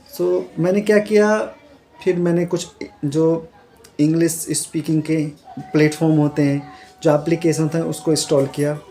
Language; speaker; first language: Hindi; native; Hindi